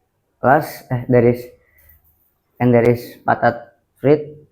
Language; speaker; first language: English; non-native, learner; Indonesian